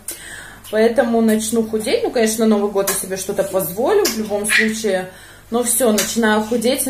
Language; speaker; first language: Russian; native; Russian